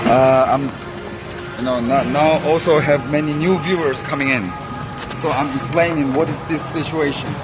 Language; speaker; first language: English; non-native, learner; Korean